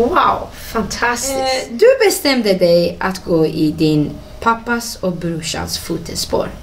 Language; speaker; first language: Swedish; non-native, fluent; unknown